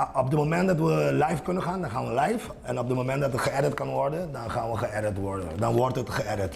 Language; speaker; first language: Dutch; non-native, local second language; Papiamento